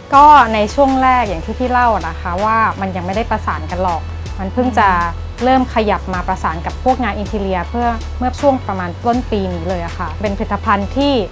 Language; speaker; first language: Thai; native; Thai